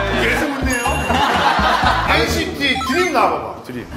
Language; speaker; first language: Korean; native; Korean